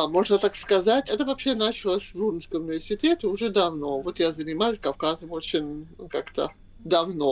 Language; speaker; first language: Russian; non-native, fluent; Swedish